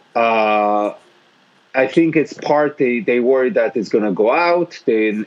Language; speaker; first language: English; non-native, fluent; Hebrew